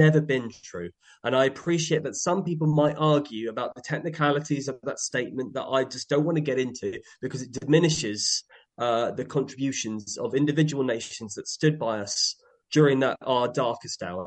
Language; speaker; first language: English; native; English